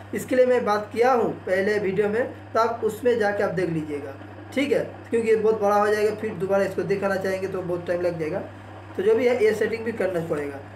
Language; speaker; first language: Hindi; non-native, local second language; Kannada